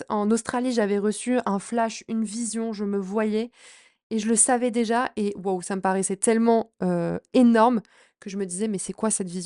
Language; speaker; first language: French; native; French